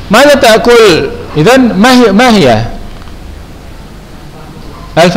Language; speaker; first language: Arabic; non-native, fluent; Indonesian